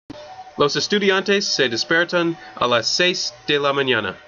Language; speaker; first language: Spanish; non-native, learner; English